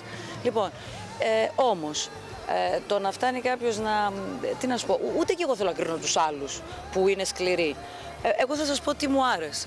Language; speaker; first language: Greek; native; Greek